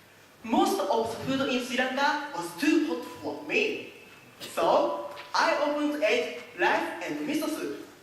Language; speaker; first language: English; non-native, learner; Japanese